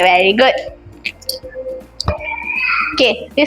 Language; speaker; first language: English; non-native, local second language; Malay